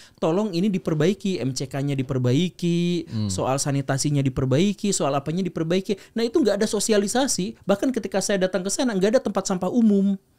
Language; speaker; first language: Indonesian; native; Indonesian